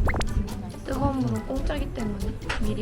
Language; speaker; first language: Korean; native; Korean